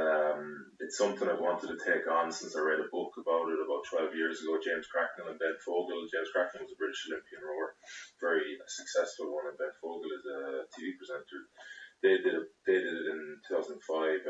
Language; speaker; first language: English; native; English